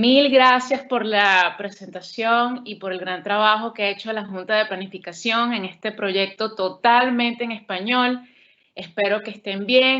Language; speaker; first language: Spanish; early bilingual, heritage; Spanish